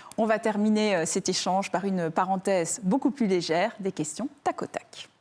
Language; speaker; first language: French; native; French